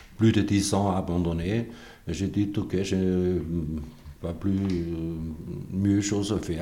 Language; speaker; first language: French; non-native, fluent; German